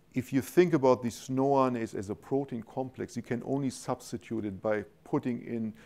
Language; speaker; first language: English; non-native, fluent; German